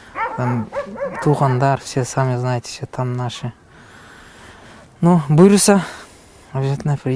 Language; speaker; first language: Russian; non-native, local second language; Kyrgyz